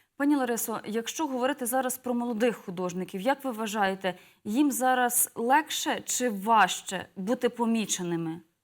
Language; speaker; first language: Ukrainian; native; Ukrainian